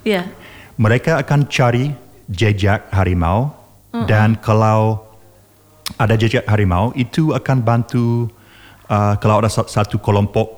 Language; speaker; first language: Indonesian; non-native, learner; English